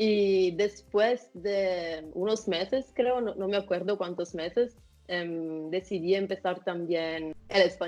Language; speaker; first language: Spanish; non-native, fluent; Italian